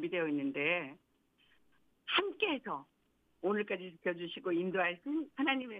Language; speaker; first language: Korean; native; Korean